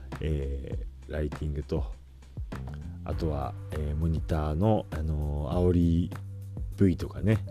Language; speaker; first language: Japanese; native; Japanese